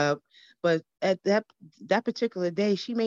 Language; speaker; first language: English; native; English